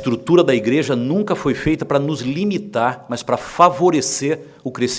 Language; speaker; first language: Portuguese; native; Portuguese